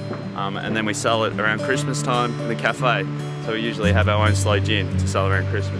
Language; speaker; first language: English; native; English